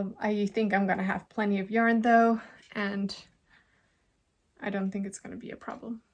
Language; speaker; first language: English; non-native, fluent; Norwegian